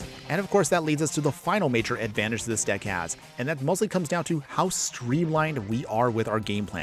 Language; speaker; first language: English; native; English